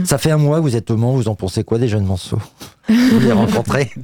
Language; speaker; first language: French; native; French